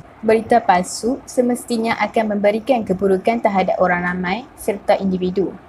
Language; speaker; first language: Malay; native; Malay